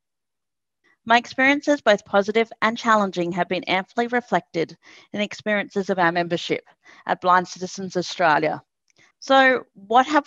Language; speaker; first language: English; native; English